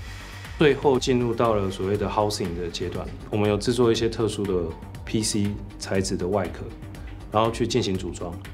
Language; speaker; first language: Chinese; native; Chinese